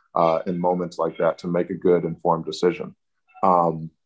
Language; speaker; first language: English; native; English